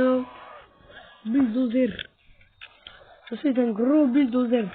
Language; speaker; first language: French; native; French